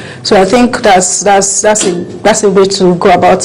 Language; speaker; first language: English; non-native, local second language; Yoruba